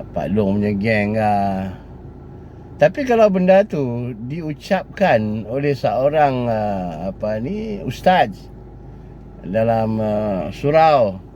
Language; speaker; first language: Malay; native; Malay